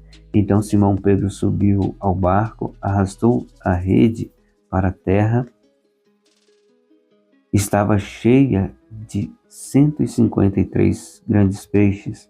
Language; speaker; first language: Portuguese; native; Portuguese